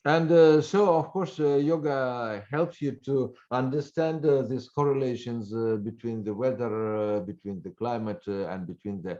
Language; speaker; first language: English; non-native, fluent; Russian